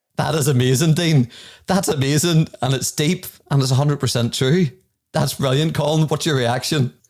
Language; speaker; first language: English; native; English